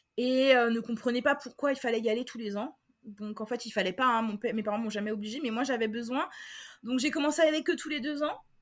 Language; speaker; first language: French; native; French